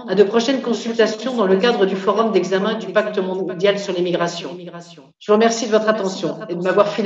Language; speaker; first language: French; native; French